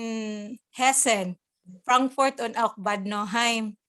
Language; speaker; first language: German; non-native, learner; Cebuano